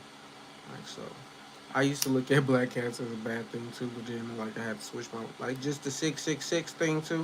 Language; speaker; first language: English; native; English